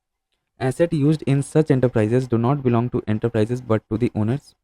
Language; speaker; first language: English; non-native, local second language; Hindi